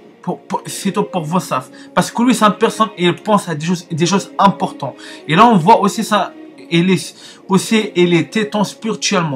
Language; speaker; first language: French; non-native, learner; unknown